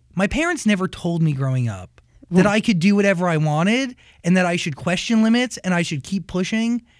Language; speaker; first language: English; native; English